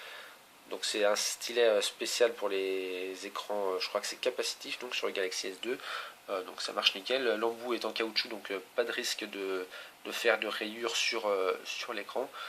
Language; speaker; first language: French; native; French